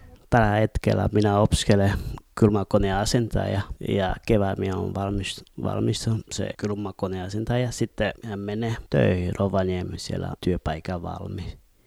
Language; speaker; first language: Finnish; non-native, learner; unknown